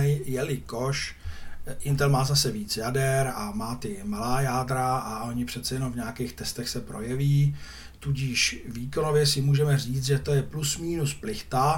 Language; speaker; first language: Czech; native; Czech